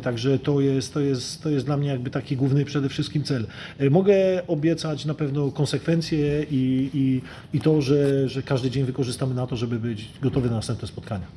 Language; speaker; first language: Polish; native; Polish